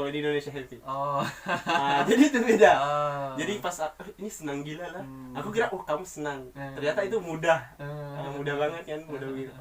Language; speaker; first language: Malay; non-native, local second language; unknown